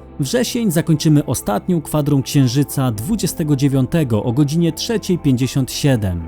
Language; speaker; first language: Polish; native; Polish